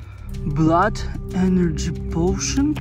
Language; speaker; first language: English; non-native, learner; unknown